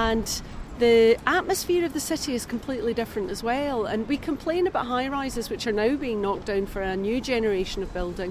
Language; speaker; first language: English; native; English